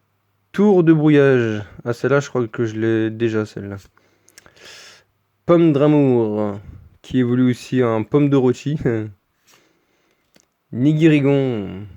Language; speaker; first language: French; native; French